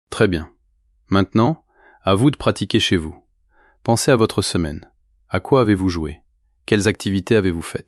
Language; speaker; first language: French; native; French